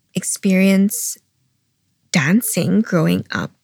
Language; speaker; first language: English; non-native, local second language; Filipino